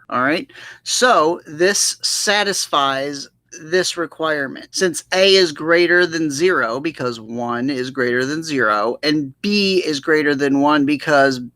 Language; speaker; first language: English; native; English